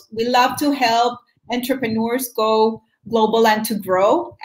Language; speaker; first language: English; non-native, fluent; Spanish